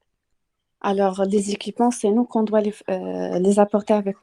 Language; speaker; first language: French; non-native, local second language; Arabic